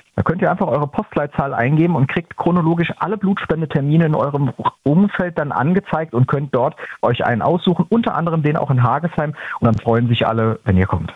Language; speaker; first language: German; native; German